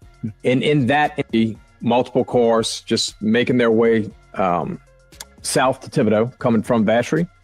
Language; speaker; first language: English; native; English